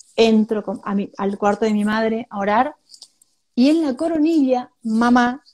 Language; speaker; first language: Spanish; native; Spanish